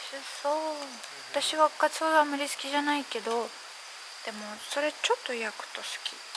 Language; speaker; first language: Japanese; non-native, fluent; Russian